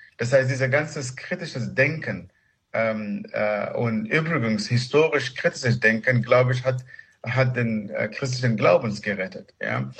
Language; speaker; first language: German; non-native, fluent; Arabic